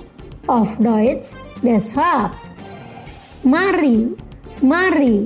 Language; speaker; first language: German; non-native, fluent; Indonesian